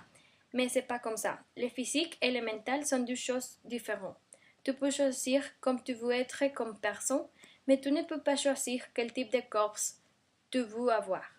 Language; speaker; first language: French; non-native, learner; Spanish